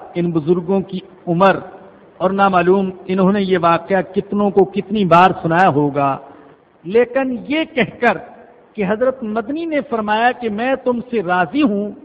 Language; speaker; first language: Urdu; non-native, local second language; Punjabi